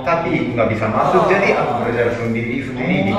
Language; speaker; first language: Indonesian; non-native, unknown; Japanese